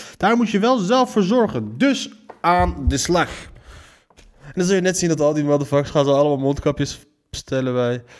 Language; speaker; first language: Dutch; early bilingual, other home language; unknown